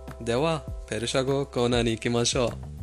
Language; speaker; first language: Japanese; non-native, fluent; Persian